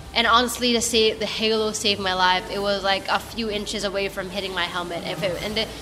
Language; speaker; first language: English; non-native, local second language; Filipino